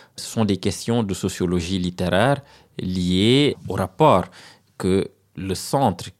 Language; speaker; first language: French; non-native, local second language; Serer